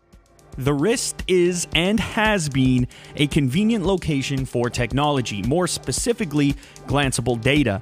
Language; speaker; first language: English; native; English